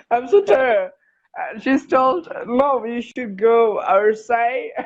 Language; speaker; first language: English; non-native, learner; Bangla